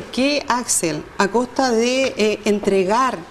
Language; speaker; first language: Spanish; native; Spanish